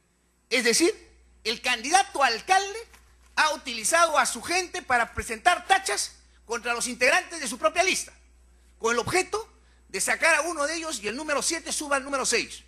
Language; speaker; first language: Spanish; native; Spanish